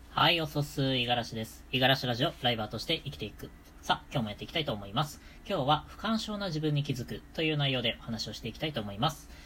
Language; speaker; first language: Japanese; native; Japanese